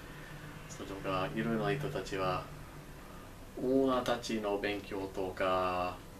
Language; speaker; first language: Japanese; non-native, learner; English